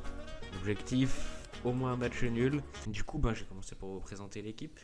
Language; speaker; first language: French; native; French